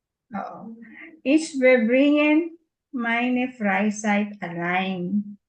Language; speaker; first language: German; non-native, learner; Filipino